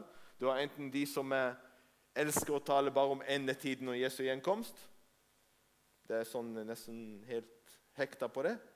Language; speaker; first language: Norwegian; non-native, fluent; Hebrew